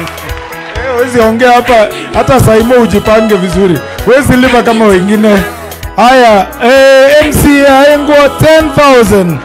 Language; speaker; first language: Swahili; non-native, local second language; Kalenjin